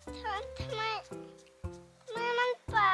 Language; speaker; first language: Thai; early bilingual, heritage; Thai